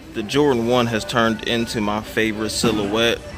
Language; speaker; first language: English; native; English